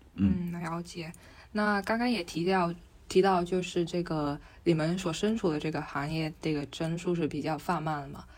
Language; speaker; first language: Chinese; non-native, local second language; Cantonese